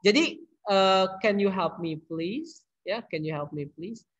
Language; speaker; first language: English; non-native, fluent; Indonesian